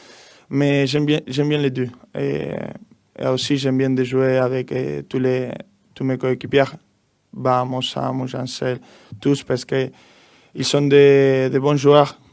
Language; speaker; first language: French; non-native, learner; Spanish